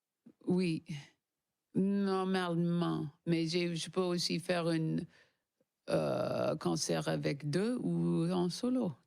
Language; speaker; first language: French; non-native, learner; English